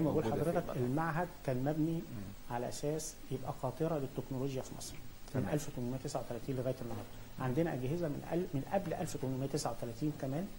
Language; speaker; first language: Arabic; native; Arabic